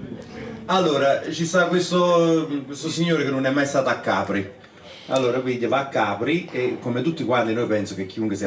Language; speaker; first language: Italian; native; Italian